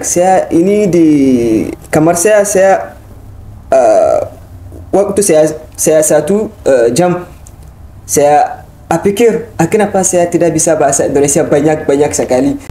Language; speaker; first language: Indonesian; non-native, learner; Hausa